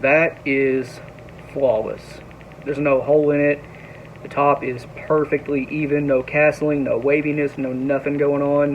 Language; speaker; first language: English; native; English